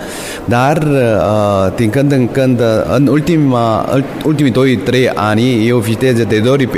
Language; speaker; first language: Romanian; non-native, fluent; Korean